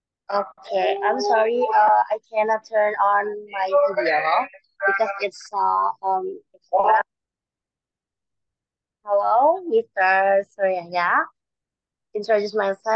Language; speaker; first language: English; non-native, learner; Indonesian